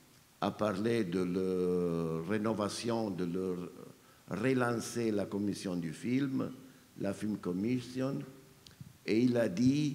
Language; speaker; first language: French; non-native, fluent; Italian